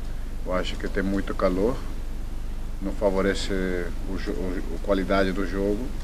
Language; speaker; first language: Portuguese; non-native, fluent; Dutch